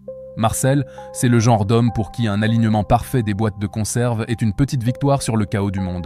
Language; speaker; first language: French; native; French